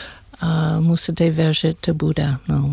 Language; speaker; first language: Czech; non-native, learner; English